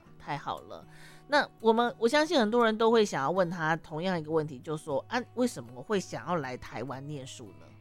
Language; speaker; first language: Chinese; native; Chinese